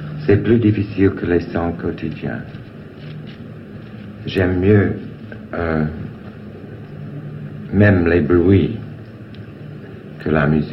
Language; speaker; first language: French; non-native, learner; English